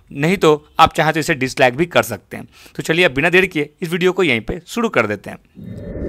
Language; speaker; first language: Hindi; native; Hindi